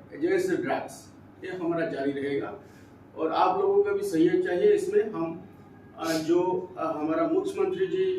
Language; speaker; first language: Hindi; non-native, local second language; Assamese